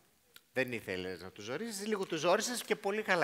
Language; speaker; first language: Greek; native; Greek